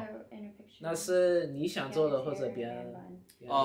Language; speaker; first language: Chinese; early bilingual, heritage; Chinese